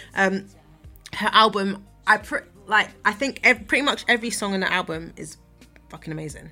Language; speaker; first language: English; native; English